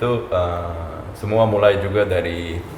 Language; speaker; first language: Indonesian; non-native, fluent; Uzbek